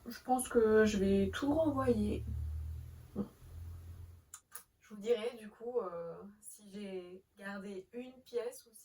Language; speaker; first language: French; native; French